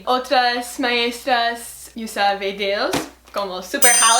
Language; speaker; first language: Spanish; non-native, learner; English